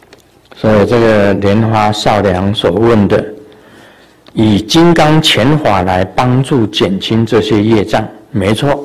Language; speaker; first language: Chinese; native; Chinese